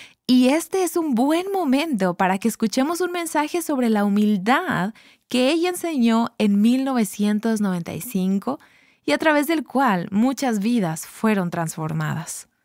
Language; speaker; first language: Spanish; native; Spanish